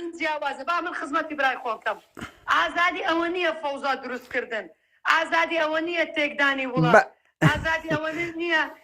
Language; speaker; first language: Central Kurdish; non-native, local second language; Turkmen